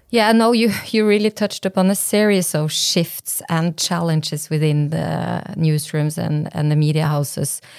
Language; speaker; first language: English; non-native, fluent; Norwegian